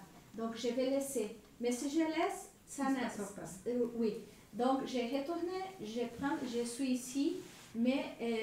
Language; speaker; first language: French; non-native, learner; Spanish